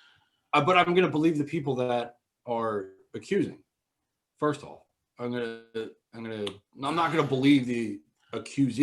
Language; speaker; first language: English; native; English